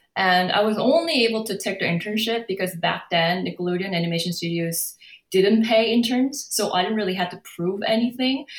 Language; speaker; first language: English; non-native, fluent; Korean